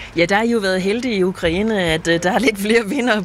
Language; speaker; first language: Danish; native; Danish